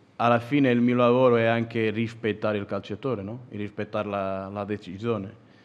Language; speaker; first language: Italian; non-native, fluent; Portuguese